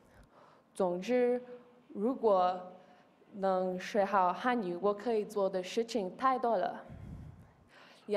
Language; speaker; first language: Chinese; non-native, learner; Polish